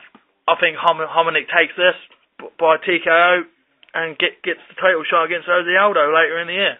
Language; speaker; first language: English; native; English